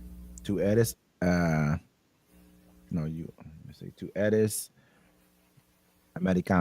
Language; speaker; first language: Spanish; non-native, learner; English